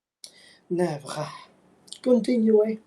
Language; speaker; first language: French; non-native, learner; English